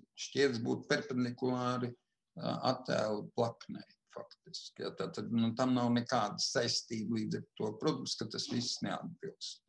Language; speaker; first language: Latvian; native; Latvian